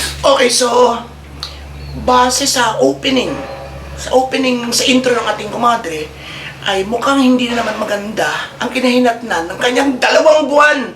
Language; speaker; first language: Filipino; native; Filipino